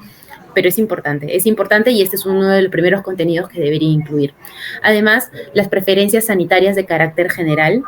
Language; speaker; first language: Spanish; native; Spanish